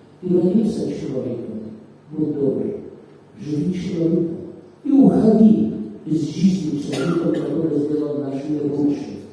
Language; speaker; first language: Russian; non-native, fluent; Arabic